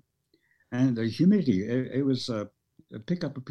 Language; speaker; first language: English; early bilingual, other home language; Norwegian